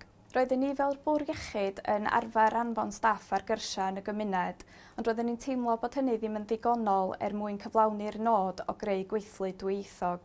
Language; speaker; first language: Welsh; native; Welsh